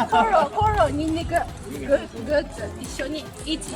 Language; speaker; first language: Japanese; non-native, learner; Chinese